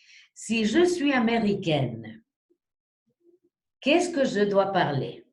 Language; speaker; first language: French; non-native, fluent; Spanish